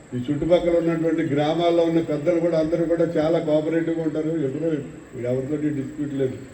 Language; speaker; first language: Telugu; native; Telugu